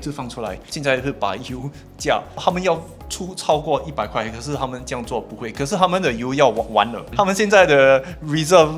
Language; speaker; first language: Chinese; non-native, local second language; English